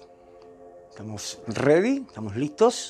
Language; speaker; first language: Spanish; native; Spanish